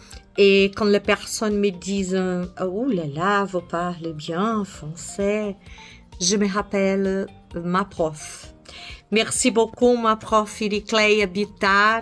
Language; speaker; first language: French; non-native, learner; Portuguese